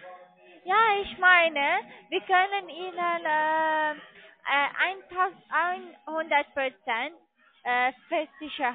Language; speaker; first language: German; non-native, learner; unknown